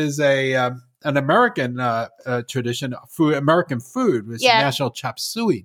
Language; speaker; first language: English; native; English